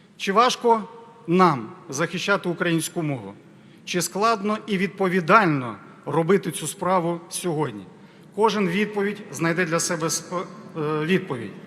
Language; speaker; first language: Ukrainian; native; Ukrainian